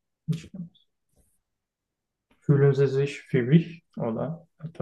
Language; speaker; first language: German; non-native, learner; Turkish